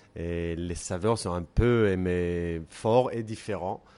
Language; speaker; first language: French; non-native, fluent; Hebrew